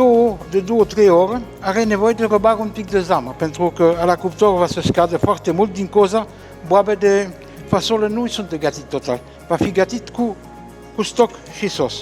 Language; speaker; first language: Romanian; non-native, fluent; French